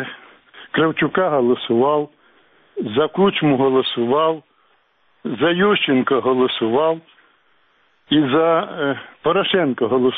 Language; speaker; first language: Ukrainian; native; Ukrainian